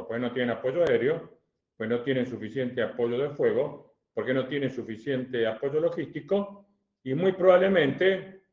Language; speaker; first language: Spanish; native; Spanish